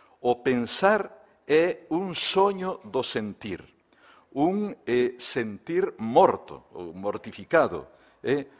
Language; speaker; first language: Galician; native; Galician